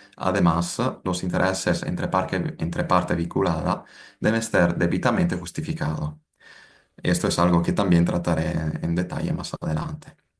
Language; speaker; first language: Spanish; non-native, fluent; Italian